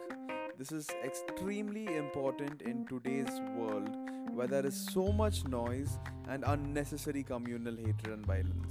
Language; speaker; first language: English; non-native, local second language; Malayalam